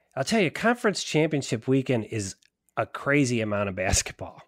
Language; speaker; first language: English; native; English